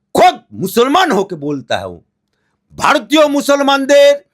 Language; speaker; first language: Hindi; non-native, local second language; Bangla